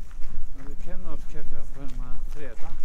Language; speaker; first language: English; non-native, learner; Norwegian